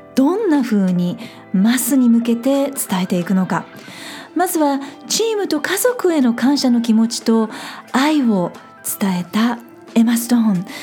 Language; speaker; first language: Japanese; native; Japanese